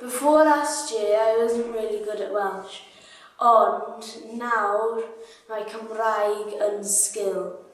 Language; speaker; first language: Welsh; non-native, learner; English